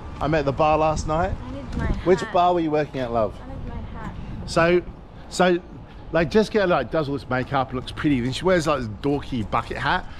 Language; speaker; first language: English; native; English